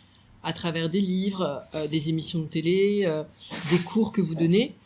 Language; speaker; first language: French; native; French